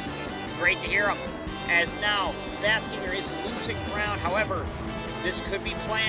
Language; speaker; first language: English; native; English